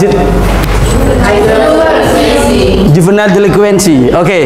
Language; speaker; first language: English; non-native, fluent; Indonesian